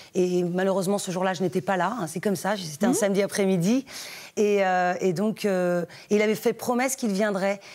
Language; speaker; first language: French; native; French